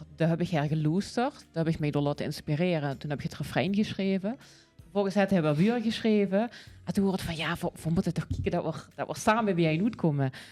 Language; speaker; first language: Dutch; native; Dutch